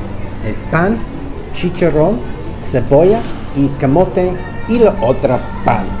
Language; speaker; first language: Spanish; non-native, learner; English